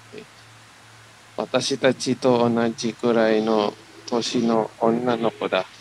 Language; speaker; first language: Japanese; non-native, learner; English